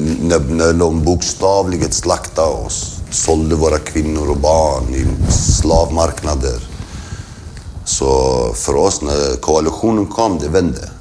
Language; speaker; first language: Swedish; early bilingual, other home language; Kurdish